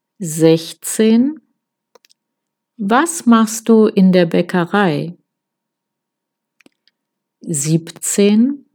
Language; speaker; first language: German; non-native, fluent; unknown